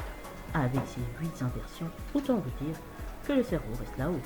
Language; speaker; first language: French; native; French